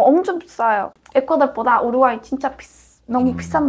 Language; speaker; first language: Korean; non-native, fluent; Spanish